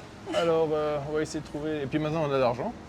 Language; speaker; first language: French; native; French